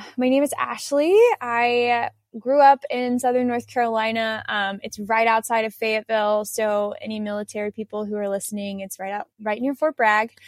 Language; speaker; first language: English; native; English